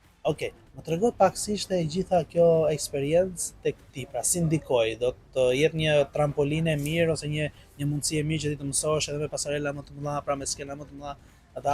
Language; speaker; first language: Albanian; native; Albanian